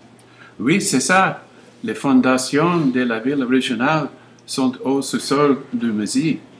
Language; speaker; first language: French; non-native, learner; English